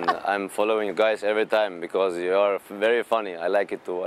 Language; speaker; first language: English; non-native, fluent; German